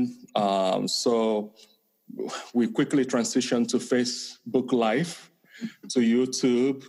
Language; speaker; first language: English; non-native, local second language; Igbo